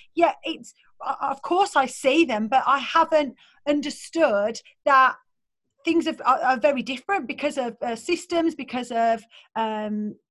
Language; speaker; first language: English; native; English